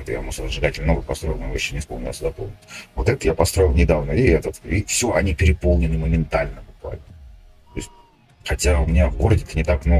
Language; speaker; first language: Russian; native; Russian